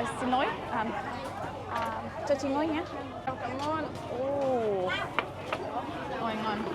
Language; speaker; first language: Vietnamese; non-native, learner; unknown